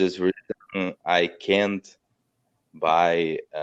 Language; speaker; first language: English; non-native, learner; Portuguese